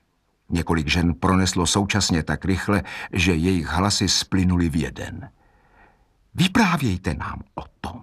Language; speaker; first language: Czech; native; Czech